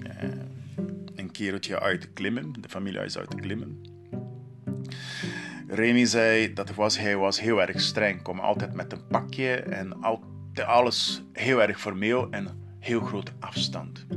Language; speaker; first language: Dutch; non-native, learner; Portuguese